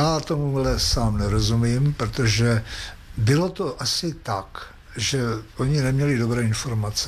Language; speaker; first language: Czech; native; Czech